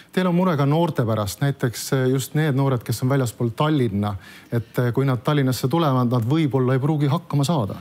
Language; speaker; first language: Estonian; native; Estonian